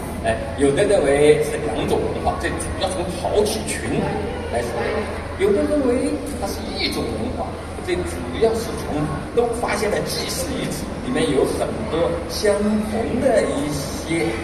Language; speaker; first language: Chinese; native; Chinese